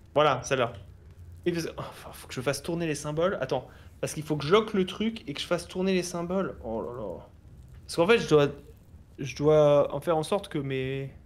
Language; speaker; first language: French; native; French